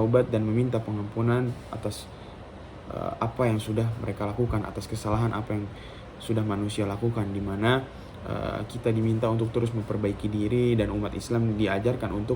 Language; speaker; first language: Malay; non-native, local second language; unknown